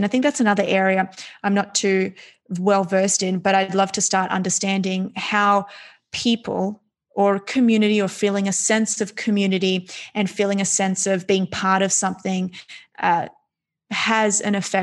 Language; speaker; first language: English; native; English